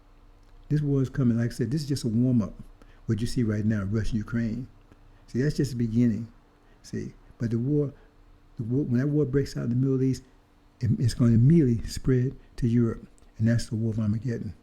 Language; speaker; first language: English; native; English